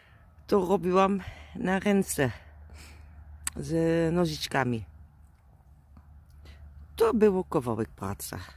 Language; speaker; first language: Polish; non-native, learner; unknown